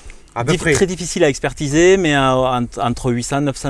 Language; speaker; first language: French; native; French